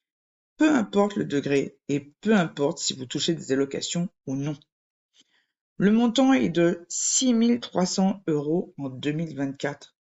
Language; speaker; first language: French; native; French